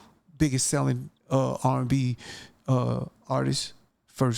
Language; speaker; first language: English; native; English